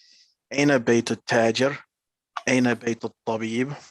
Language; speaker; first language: Arabic; non-native, learner; English